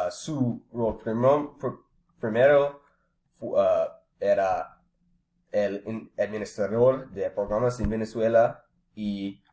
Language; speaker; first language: Spanish; non-native, learner; English